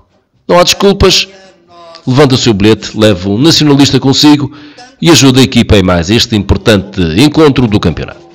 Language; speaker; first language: Portuguese; native; Portuguese